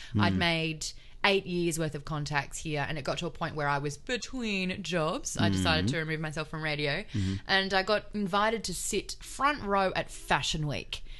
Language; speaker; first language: English; native; English